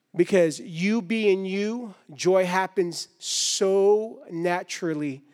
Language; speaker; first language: English; native; English